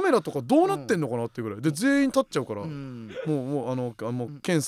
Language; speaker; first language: Japanese; native; Japanese